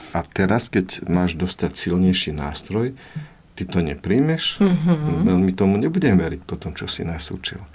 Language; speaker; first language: Slovak; native; Slovak